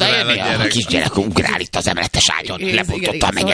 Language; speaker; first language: Hungarian; native; Hungarian